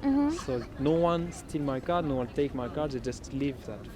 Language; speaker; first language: English; non-native, learner; French